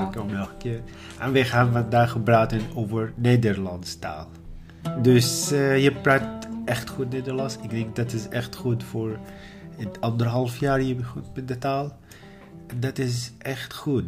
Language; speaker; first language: Dutch; non-native, learner; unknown